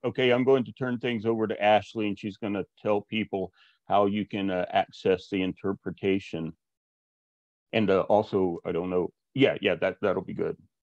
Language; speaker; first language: English; native; English